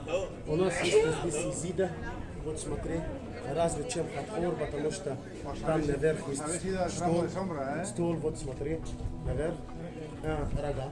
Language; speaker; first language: Russian; non-native, learner; Arabic